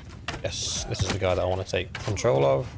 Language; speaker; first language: English; native; English